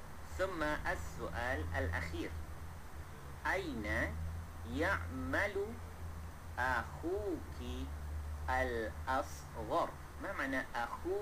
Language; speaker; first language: Arabic; non-native, fluent; Malay